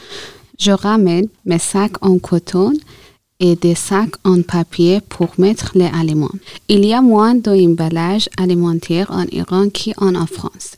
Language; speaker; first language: French; non-native, learner; Persian